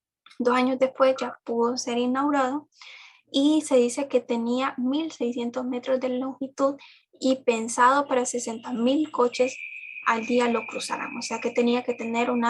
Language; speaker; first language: Spanish; native; Spanish